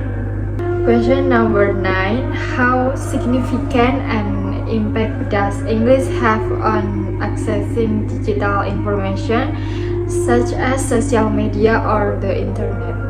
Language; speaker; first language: English; non-native, learner; Indonesian